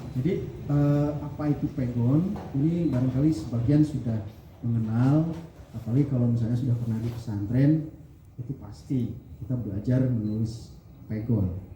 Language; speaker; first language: Indonesian; non-native, local second language; Sundanese